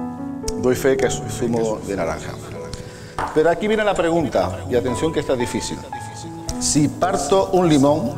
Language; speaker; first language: Spanish; native; Spanish